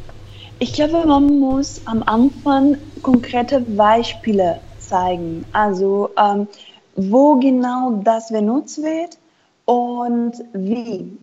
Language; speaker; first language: German; non-native, fluent; Spanish